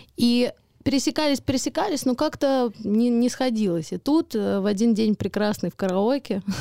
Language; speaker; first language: Russian; early bilingual, heritage; Russian